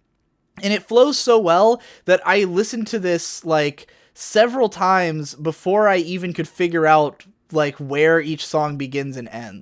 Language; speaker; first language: English; native; English